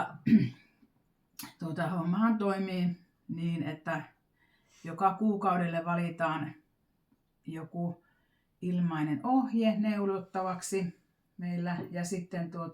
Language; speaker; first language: Finnish; native; Finnish